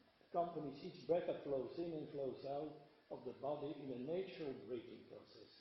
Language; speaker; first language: English; non-native, learner; Dutch